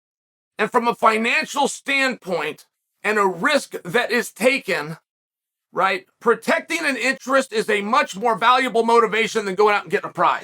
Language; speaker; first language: English; native; English